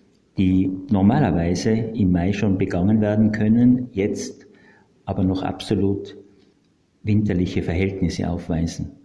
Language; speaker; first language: German; native; German